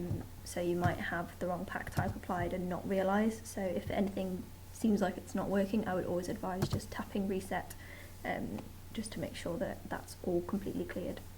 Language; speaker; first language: English; native; English